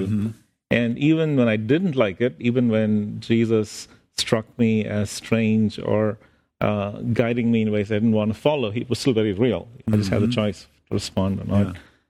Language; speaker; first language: English; non-native, local second language; Tamil